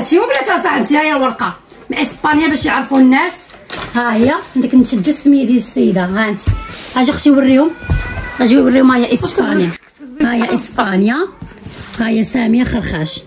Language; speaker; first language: Arabic; native; Arabic